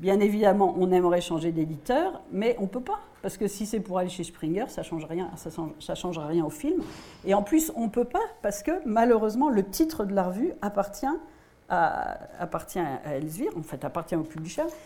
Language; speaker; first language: French; native; French